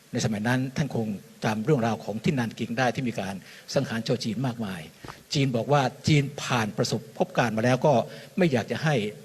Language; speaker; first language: Thai; native; Thai